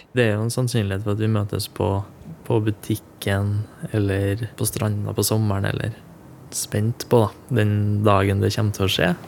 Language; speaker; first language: Norwegian; native; Norwegian